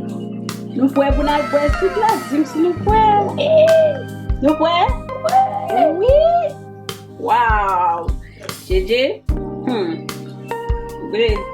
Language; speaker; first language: French; non-native, learner; Haitian Creole